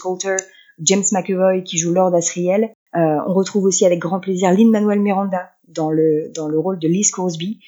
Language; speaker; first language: French; native; French